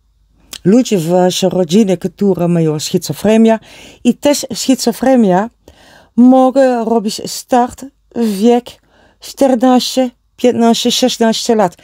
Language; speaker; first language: Polish; non-native, learner; Dutch